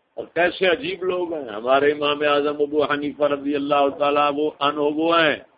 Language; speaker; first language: Urdu; native; Urdu